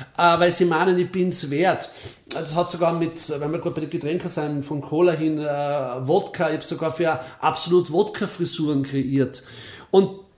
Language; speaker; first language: German; native; German